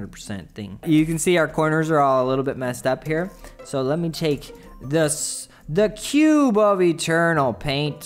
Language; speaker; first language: English; native; English